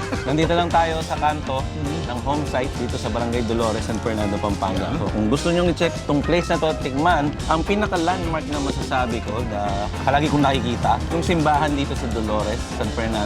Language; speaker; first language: Filipino; non-native, local second language; Pampanga